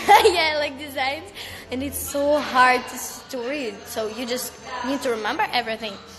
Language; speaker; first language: English; non-native, learner; Russian